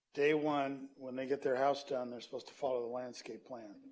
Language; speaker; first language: English; native; English